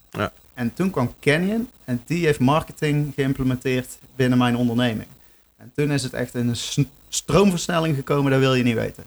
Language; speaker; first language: Dutch; native; Dutch